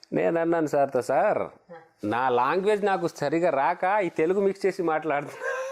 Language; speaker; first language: Telugu; non-native, local second language; Lambadi